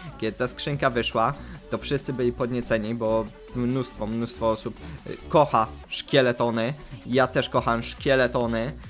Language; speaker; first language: Polish; native; Polish